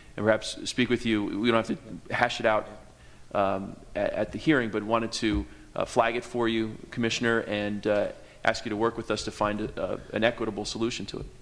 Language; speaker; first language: English; native; English